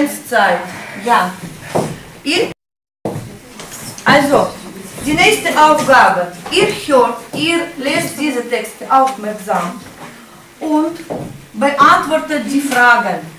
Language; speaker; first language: German; non-native, fluent; Russian